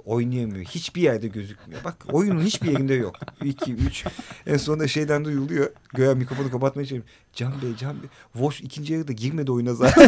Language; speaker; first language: Turkish; native; Turkish